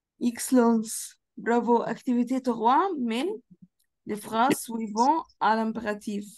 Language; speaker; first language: French; non-native, fluent; Arabic